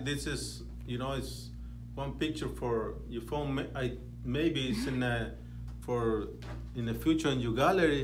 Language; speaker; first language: English; non-native, learner; Spanish